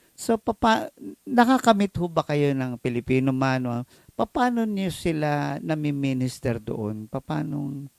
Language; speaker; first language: Filipino; native; Filipino